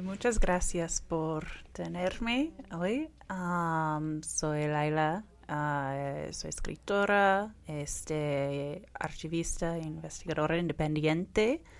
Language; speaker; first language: Spanish; non-native, fluent; English